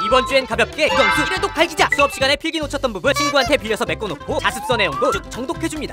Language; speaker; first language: Korean; native; Korean